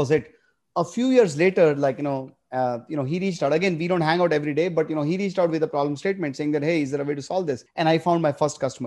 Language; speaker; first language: English; non-native, local second language; Gujarati